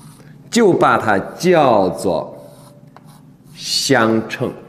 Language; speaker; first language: Chinese; native; Chinese